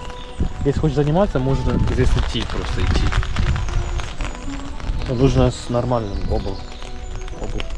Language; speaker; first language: Russian; non-native, learner; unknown